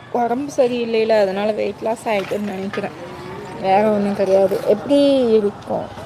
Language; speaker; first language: Tamil; non-native, local second language; Telugu